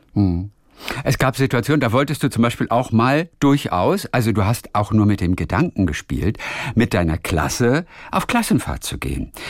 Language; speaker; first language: German; native; German